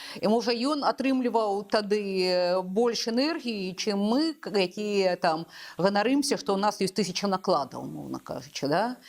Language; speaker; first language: Belarusian; non-native, local second language; Russian